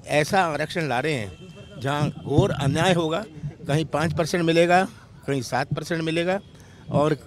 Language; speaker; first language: Hindi; native; Hindi